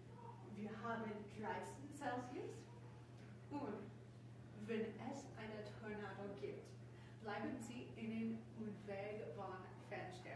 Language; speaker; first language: German; non-native, learner; English